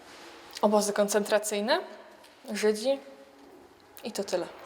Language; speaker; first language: Polish; native; Polish